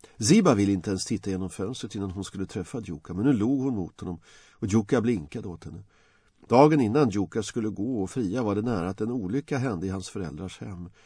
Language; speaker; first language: Swedish; non-native, fluent; Bosnian